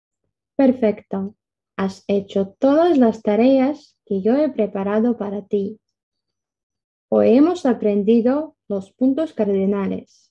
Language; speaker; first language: Spanish; non-native, fluent; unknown